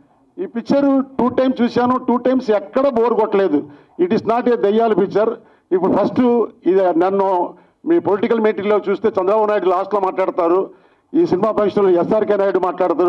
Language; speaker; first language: Telugu; native; Telugu